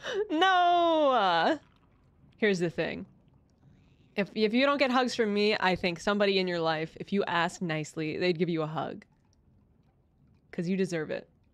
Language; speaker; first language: English; native; English